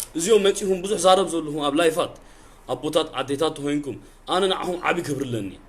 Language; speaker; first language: Tigrinya; early bilingual, heritage; Tigrinya